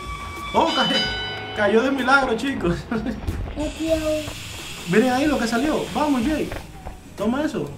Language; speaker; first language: Spanish; native; Spanish